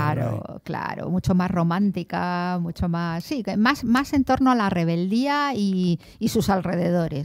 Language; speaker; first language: Spanish; native; Spanish